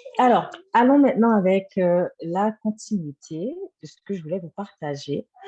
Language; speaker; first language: French; native; French